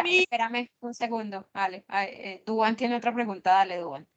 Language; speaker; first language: Spanish; native; Spanish